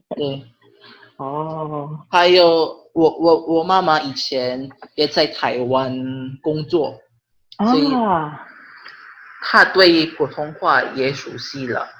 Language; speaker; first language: Chinese; non-native, learner; Filipino